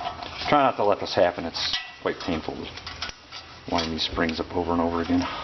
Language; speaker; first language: English; native; English